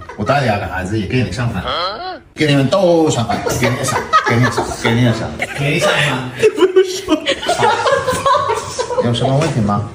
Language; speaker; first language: Chinese; non-native, learner; English